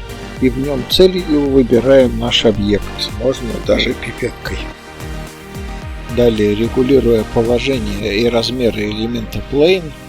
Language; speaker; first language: Russian; native; Russian